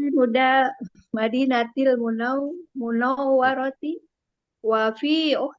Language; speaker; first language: Arabic; non-native, learner; Indonesian